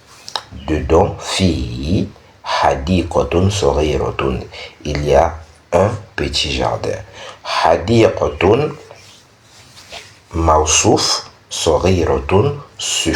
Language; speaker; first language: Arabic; non-native, fluent; French